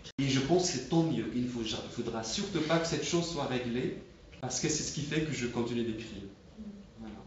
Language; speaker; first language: French; non-native, local second language; Arabic